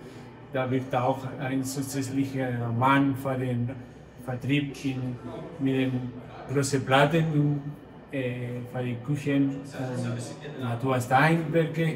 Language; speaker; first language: German; non-native, learner; Spanish